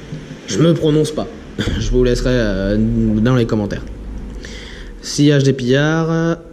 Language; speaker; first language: French; native; French